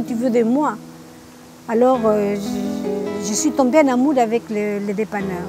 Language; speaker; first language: French; native; French